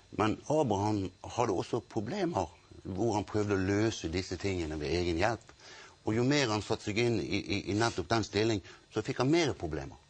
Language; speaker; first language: Norwegian; native; Norwegian